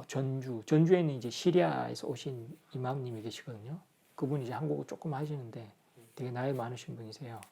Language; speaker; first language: Korean; native; Korean